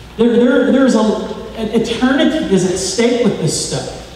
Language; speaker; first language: English; native; English